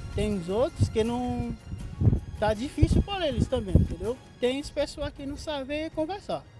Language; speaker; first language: Portuguese; non-native, learner; Haitian Creole